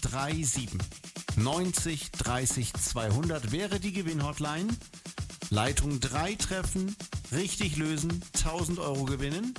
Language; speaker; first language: German; native; German